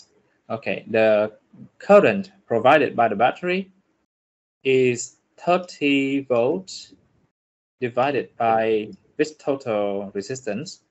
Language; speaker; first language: English; non-native, fluent; Vietnamese